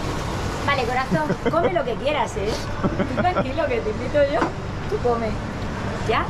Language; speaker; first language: Spanish; native; Spanish